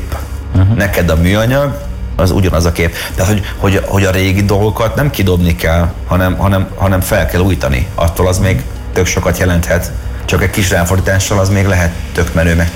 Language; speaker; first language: Hungarian; native; Hungarian